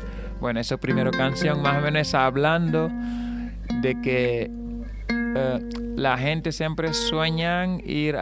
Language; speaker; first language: Spanish; non-native, fluent; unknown